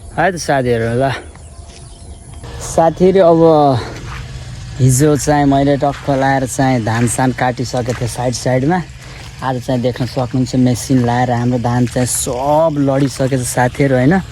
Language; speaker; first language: Nepali; non-native, local second language; Dangaura Tharu